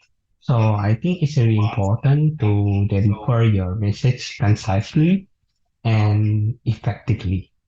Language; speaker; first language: English; non-native, learner; Indonesian